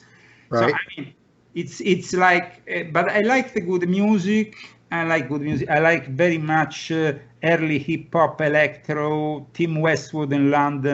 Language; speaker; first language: English; non-native, fluent; Italian